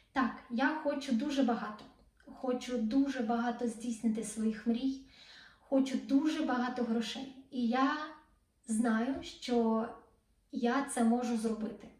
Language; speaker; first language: Ukrainian; non-native, local second language; Russian